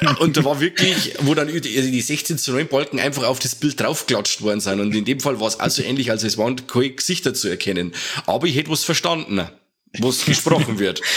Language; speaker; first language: German; native; German